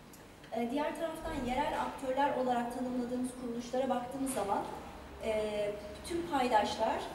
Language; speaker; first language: Turkish; native; Turkish